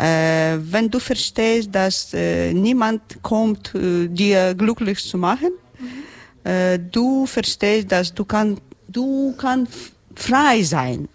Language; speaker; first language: German; non-native, learner; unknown